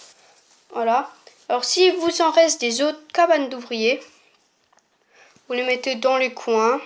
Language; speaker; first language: French; native; French